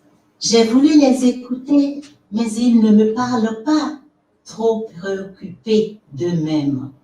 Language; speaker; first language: French; non-native, local second language; Fon